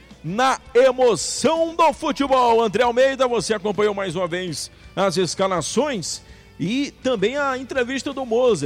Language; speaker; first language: Portuguese; native; Portuguese